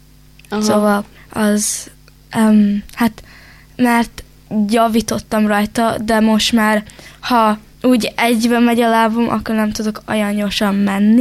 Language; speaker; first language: Hungarian; early bilingual, heritage; Hungarian